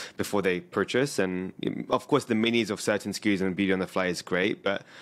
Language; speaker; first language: English; native; English